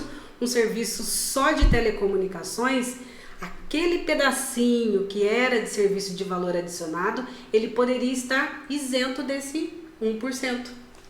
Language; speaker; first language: Portuguese; native; Portuguese